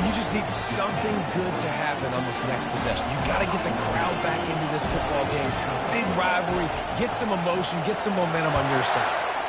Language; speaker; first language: English; native; English